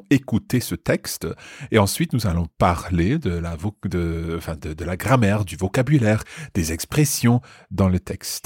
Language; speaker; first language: French; non-native, fluent; English